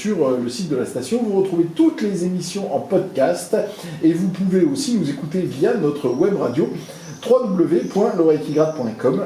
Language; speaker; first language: French; native; French